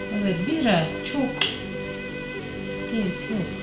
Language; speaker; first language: Turkish; non-native, learner; Russian